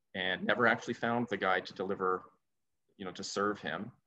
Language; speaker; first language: English; native; English